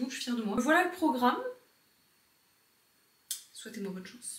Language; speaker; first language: French; native; French